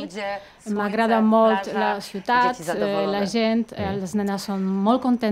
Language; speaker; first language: Catalan; non-native, learner; Polish